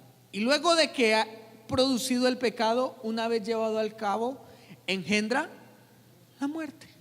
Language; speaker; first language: Spanish; native; Spanish